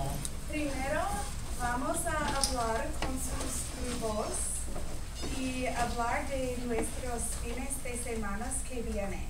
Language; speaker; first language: Spanish; non-native, learner; English